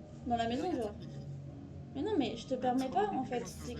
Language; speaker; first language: French; native; French